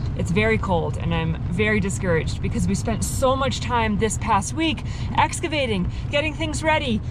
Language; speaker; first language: English; native; English